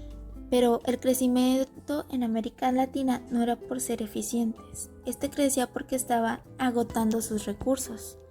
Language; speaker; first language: Spanish; native; Spanish